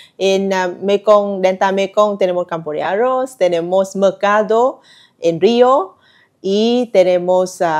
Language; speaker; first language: Spanish; non-native, learner; Vietnamese